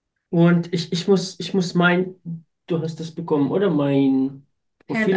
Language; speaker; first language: German; non-native, fluent; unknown